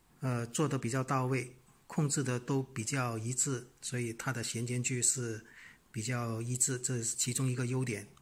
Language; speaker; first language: Chinese; native; Chinese